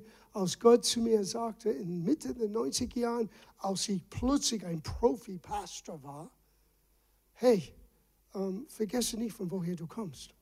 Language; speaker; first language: German; non-native, fluent; English